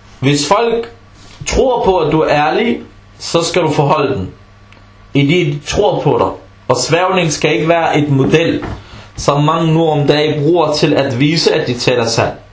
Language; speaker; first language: Danish; non-native, fluent; Arabic